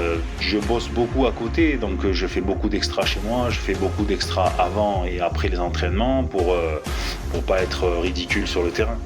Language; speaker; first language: French; native; French